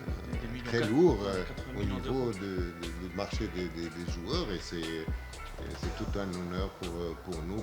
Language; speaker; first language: French; non-native, local second language; Arabic